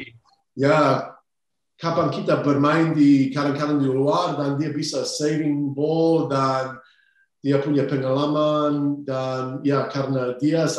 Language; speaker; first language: Indonesian; non-native, fluent; English